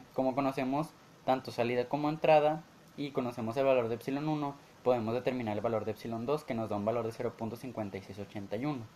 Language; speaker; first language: Spanish; native; Spanish